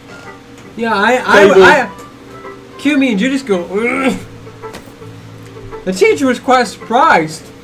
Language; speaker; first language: English; native; English